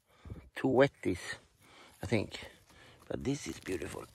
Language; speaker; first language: English; non-native, learner; Swedish